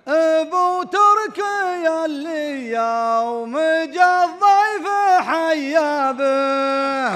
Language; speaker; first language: Arabic; native; Arabic